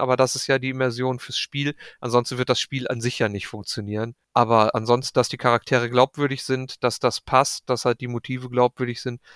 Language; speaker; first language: German; native; German